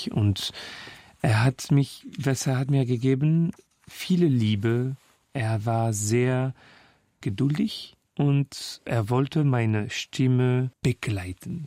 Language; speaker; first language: German; non-native, local second language; French